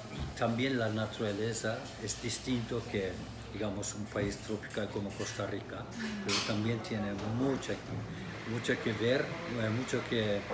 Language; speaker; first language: Spanish; non-native, fluent; Turkish